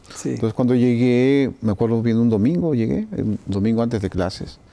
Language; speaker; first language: Spanish; native; Spanish